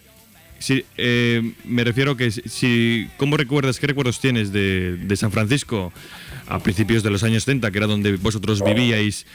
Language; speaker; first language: Spanish; native; Spanish